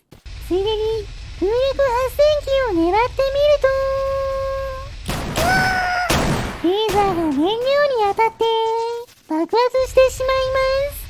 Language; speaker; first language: Japanese; native; Japanese